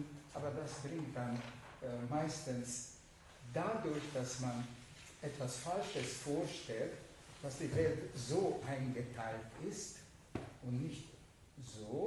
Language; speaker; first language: German; non-native, fluent; Hungarian